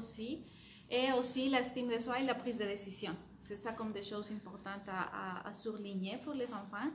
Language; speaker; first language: French; non-native, fluent; Spanish